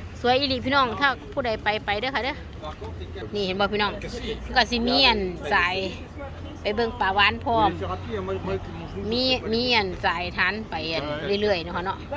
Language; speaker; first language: Thai; non-native, local second language; Lao